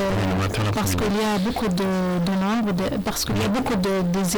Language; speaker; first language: French; non-native, learner; Arabic